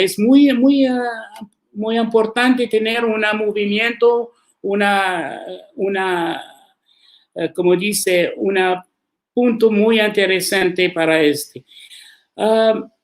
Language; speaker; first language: Spanish; non-native, learner; Arabic